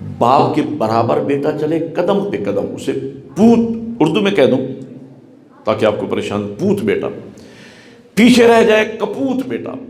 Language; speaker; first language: Urdu; non-native, local second language; Punjabi